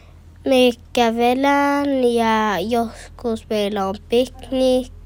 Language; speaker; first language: Finnish; early bilingual, heritage; Finnish